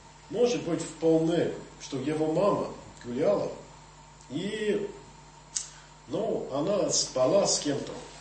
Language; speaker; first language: Russian; non-native, fluent; English